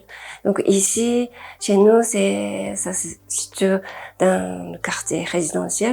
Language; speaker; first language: French; non-native, fluent; Japanese